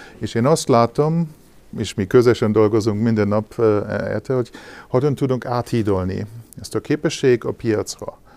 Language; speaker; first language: Hungarian; non-native, learner; German